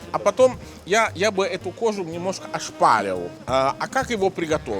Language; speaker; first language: Russian; non-native, fluent; Italian